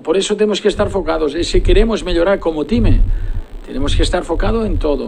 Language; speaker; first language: Portuguese; non-native, fluent; Spanish